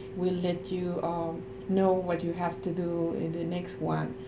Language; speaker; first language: English; non-native, fluent; Spanish